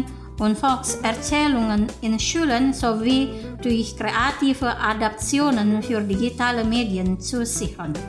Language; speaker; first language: German; non-native, fluent; Indonesian